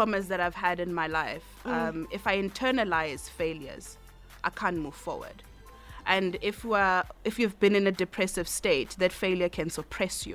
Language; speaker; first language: English; non-native, local second language; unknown